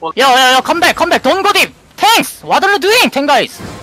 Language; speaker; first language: English; non-native, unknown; Korean